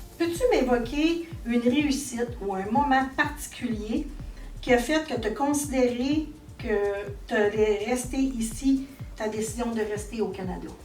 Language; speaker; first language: French; native; French